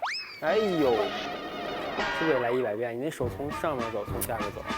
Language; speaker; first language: Chinese; native; Chinese